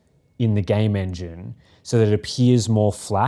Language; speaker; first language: English; native; English